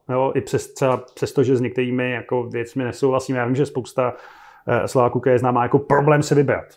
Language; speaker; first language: Czech; native; Czech